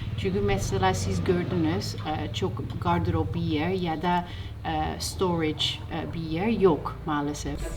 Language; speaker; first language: Turkish; non-native, fluent; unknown